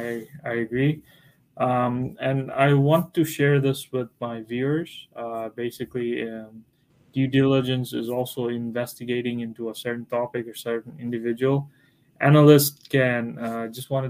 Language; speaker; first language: English; non-native, local second language; Bangla